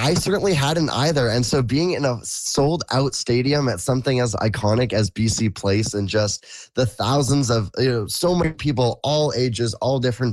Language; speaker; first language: English; native; English